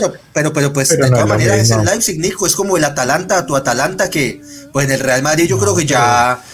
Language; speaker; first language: Spanish; native; Spanish